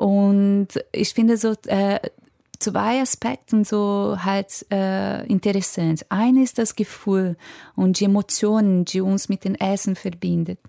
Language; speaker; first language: German; non-native, fluent; Portuguese